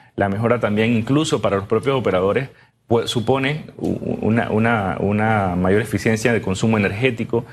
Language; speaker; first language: Spanish; native; Spanish